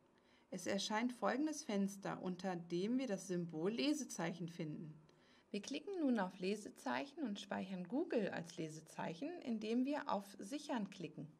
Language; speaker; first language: German; native; German